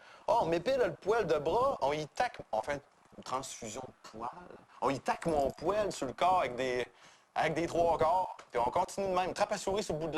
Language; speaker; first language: French; native; French